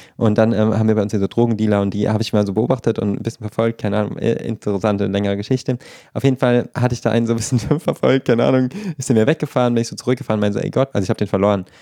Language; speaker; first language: German; native; German